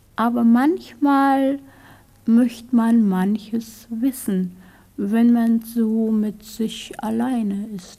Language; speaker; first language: German; early bilingual, other home language; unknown